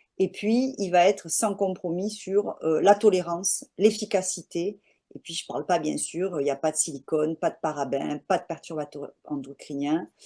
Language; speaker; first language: French; native; French